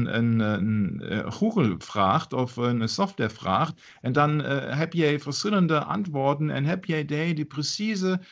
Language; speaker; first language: Dutch; non-native, fluent; German